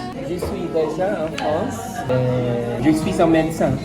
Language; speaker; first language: French; non-native, fluent; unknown